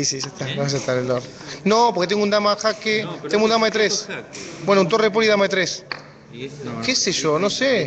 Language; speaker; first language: Spanish; native; Spanish